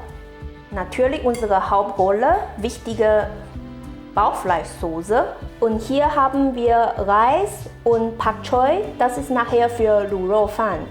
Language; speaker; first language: German; non-native, fluent; Chinese